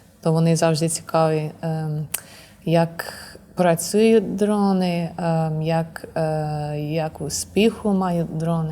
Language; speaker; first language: Ukrainian; non-native, learner; English